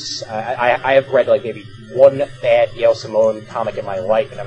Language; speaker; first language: English; native; English